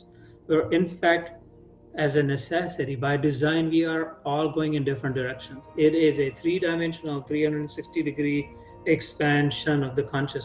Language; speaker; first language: English; non-native, local second language; Hindi